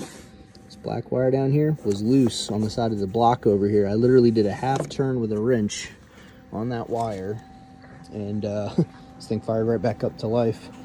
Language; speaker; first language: English; native; English